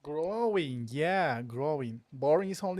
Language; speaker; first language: English; non-native, learner; Spanish